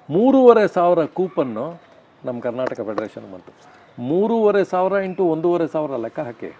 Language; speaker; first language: Kannada; native; Kannada